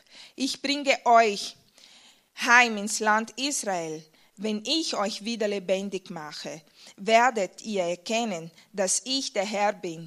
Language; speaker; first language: German; non-native, fluent; Portuguese